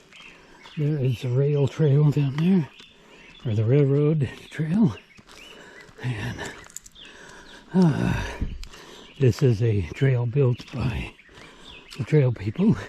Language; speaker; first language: English; native; English